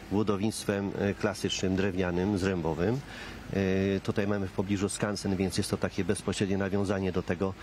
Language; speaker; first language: Polish; native; Polish